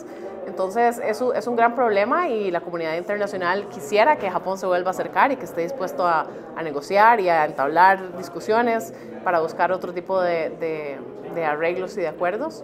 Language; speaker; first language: Spanish; native; Spanish